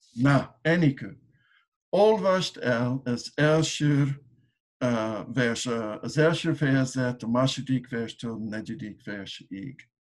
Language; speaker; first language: Hungarian; non-native, learner; English